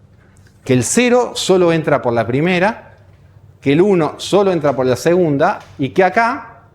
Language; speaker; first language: Spanish; native; Spanish